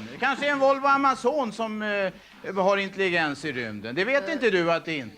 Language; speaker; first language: Swedish; native; Swedish